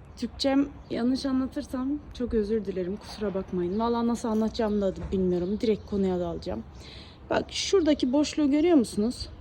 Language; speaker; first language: Turkish; early bilingual, heritage; Turkish